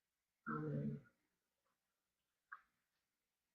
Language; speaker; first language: English; native; English